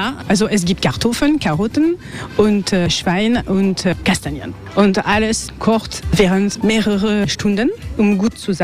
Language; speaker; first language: German; non-native, learner; French